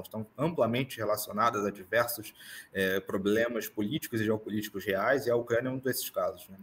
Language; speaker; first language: Portuguese; native; Portuguese